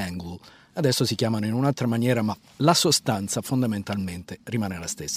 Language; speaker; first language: Italian; native; Italian